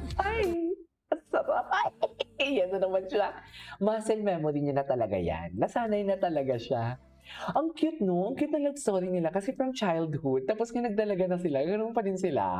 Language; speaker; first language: Filipino; non-native, local second language; Hiligaynon